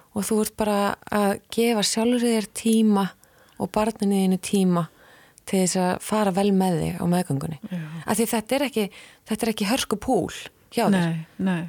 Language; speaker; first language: Icelandic; native; Icelandic